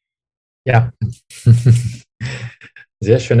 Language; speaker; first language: German; non-native, fluent; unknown